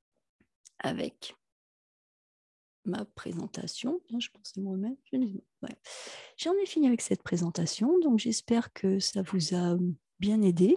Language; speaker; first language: French; native; French